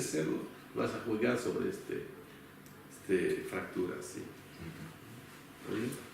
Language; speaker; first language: Spanish; non-native, fluent; French